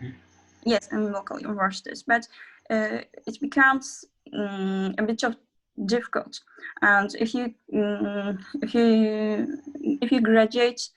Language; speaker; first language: English; non-native, learner; Azerbaijani